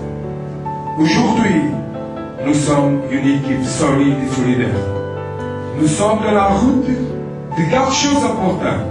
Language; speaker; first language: French; non-native, fluent; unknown